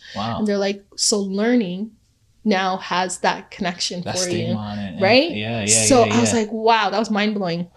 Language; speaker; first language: English; early bilingual, other home language; Akan